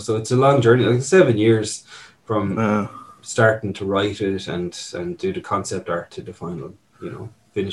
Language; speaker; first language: English; native; English